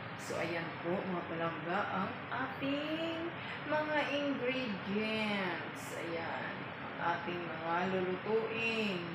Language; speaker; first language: Filipino; non-native, local second language; Waray